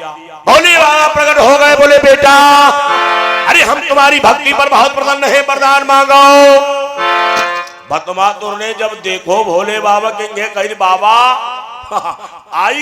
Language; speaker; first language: Hindi; native; Hindi